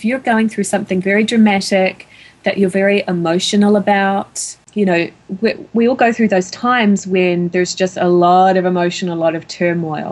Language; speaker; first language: English; native; English